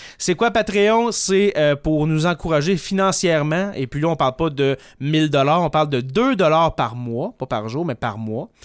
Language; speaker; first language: French; native; French